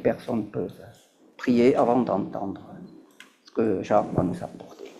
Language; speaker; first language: French; native; French